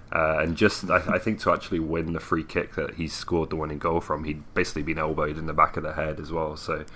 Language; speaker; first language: English; native; English